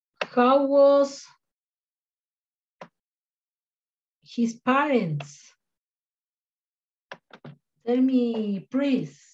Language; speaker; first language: English; non-native, learner; Spanish